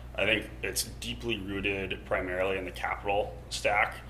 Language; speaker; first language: English; native; English